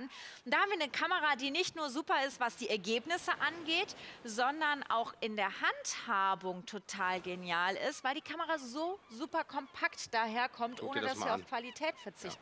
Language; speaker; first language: German; native; German